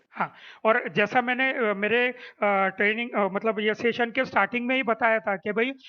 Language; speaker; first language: Hindi; non-native, local second language; Marathi